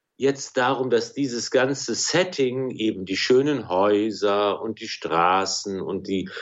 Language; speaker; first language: German; native; German